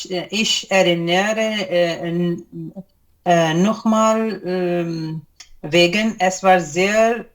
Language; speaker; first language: German; non-native, learner; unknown